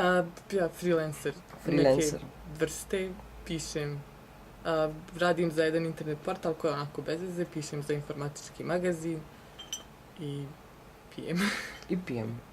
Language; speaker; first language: Croatian; native; Croatian